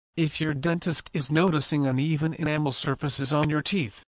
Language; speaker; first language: English; non-native, fluent; Spanish